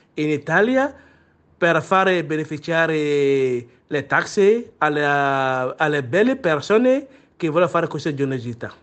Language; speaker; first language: Italian; non-native, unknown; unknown